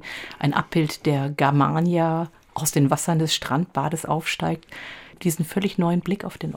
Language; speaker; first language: German; native; German